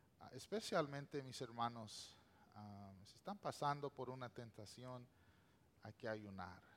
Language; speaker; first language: Spanish; non-native, local second language; English